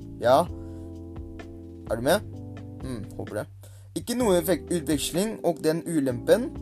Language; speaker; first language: Norwegian; non-native, learner; Thai